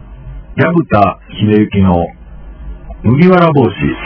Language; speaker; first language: Japanese; native; Japanese